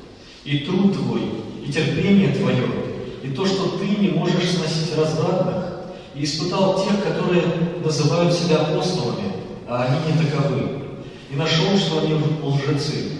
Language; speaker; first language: Russian; native; Russian